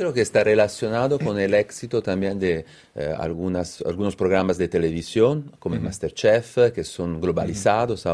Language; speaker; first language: Spanish; non-native, fluent; Italian